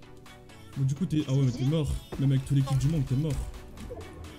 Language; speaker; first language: French; native; French